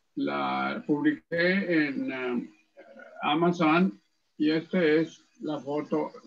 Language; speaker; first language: Spanish; early bilingual, heritage; Spanish